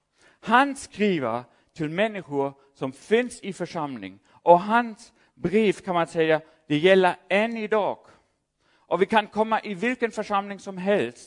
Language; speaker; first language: Swedish; non-native, fluent; German